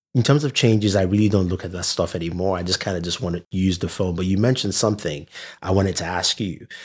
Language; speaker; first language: English; non-native, local second language; Yoruba